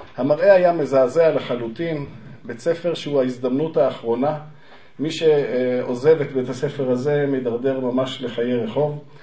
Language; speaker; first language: Hebrew; native; Hebrew